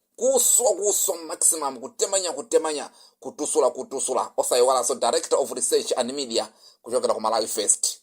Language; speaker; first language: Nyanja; non-native, local second language; Yao